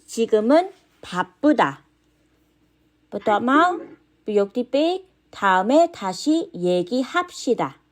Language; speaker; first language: Korean; non-native, fluent; Khmer